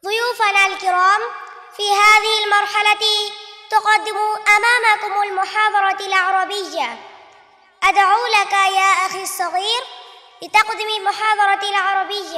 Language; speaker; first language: Arabic; non-native, learner; Bangla